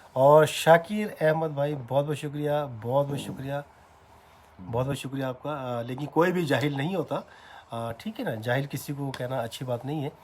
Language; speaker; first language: Urdu; non-native, local second language; Punjabi